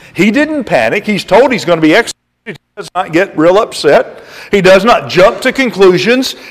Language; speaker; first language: English; native; English